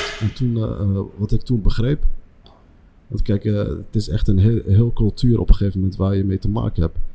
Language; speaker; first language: Dutch; early bilingual, other home language; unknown